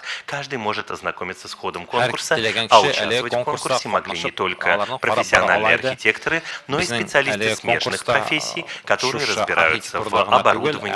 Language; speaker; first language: Russian; native; Russian